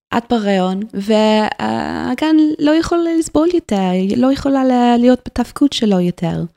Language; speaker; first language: Hebrew; non-native, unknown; English